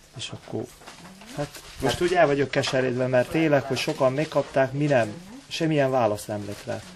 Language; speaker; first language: Hungarian; native; Hungarian